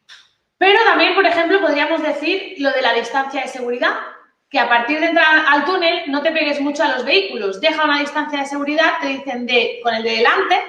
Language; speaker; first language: Spanish; native; Spanish